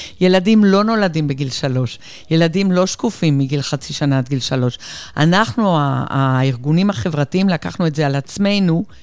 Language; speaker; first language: Hebrew; non-native, fluent; Spanish